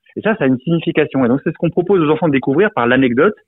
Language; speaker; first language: French; native; French